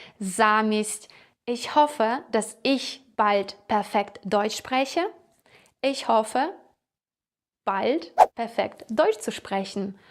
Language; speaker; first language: German; non-native, fluent; Ukrainian